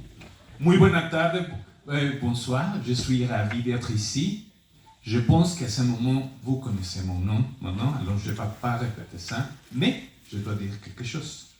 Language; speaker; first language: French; non-native, fluent; Spanish